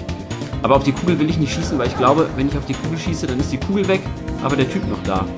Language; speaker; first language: German; native; German